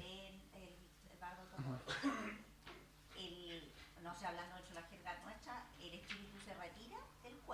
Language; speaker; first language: Spanish; native; Spanish